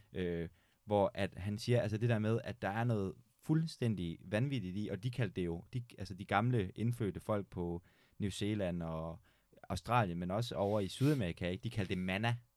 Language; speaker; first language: Danish; native; Danish